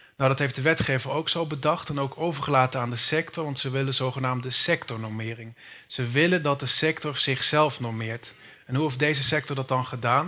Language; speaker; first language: Dutch; native; Dutch